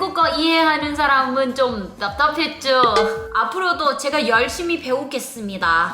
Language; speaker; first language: Korean; non-native, learner; Thai